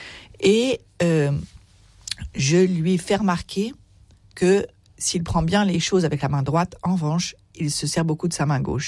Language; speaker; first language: French; native; French